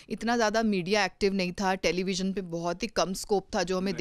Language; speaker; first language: Hindi; native; Hindi